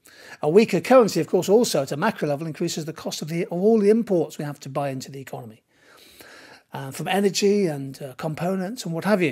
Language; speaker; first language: English; native; English